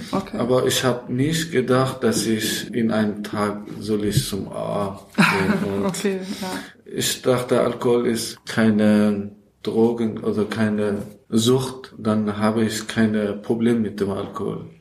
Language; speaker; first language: German; non-native, fluent; Persian